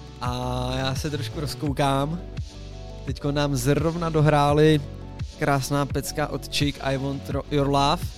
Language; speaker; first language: Czech; native; Czech